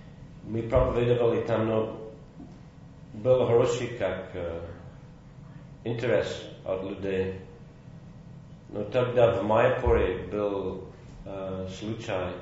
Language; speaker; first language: Russian; non-native, fluent; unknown